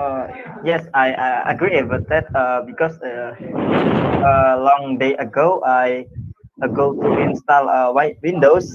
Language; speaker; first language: English; non-native, learner; Indonesian